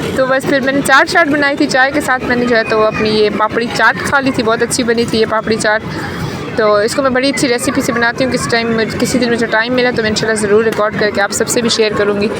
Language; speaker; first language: Urdu; native; Urdu